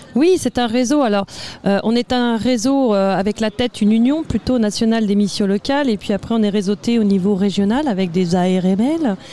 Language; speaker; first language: French; native; French